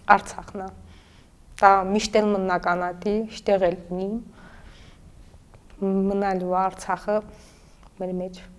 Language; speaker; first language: Armenian; native; Armenian